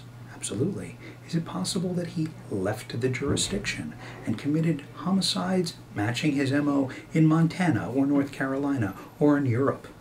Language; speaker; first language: English; native; English